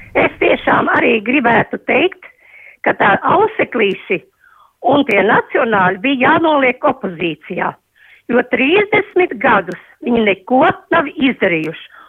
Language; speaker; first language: Latvian; native; Latvian